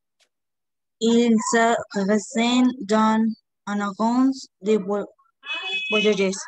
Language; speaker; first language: French; non-native, learner; Spanish